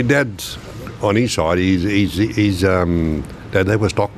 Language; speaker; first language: English; native; English